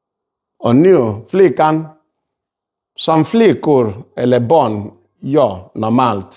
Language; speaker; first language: Swedish; non-native, fluent; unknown